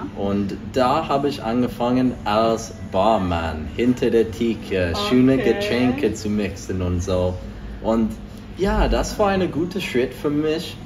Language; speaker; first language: German; non-native, fluent; English